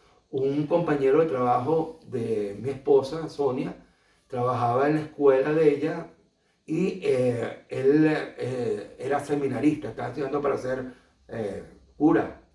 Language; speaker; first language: Spanish; native; Spanish